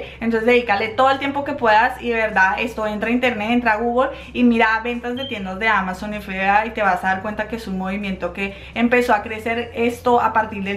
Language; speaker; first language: Spanish; native; Spanish